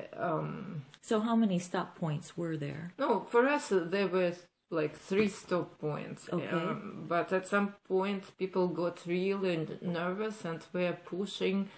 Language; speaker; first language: English; non-native, fluent; Ukrainian